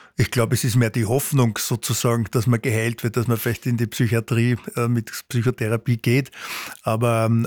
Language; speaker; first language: German; native; German